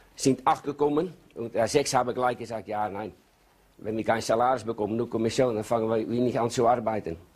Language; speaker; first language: German; non-native, learner; Dutch